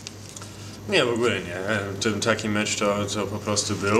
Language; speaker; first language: Polish; early bilingual, heritage; Polish